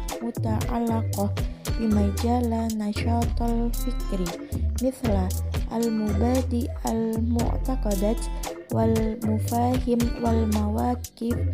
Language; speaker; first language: Arabic; non-native, learner; Indonesian